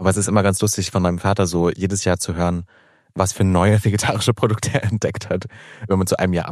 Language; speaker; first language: German; native; German